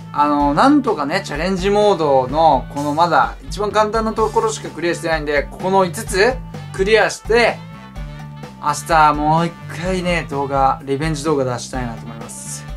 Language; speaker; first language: Japanese; native; Japanese